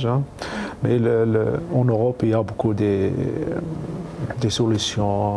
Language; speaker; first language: French; non-native, learner; Arabic